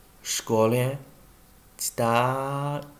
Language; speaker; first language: Russian; non-native, learner; Chinese